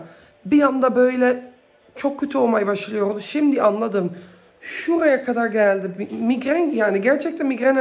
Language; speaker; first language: Turkish; early bilingual, heritage; Turkish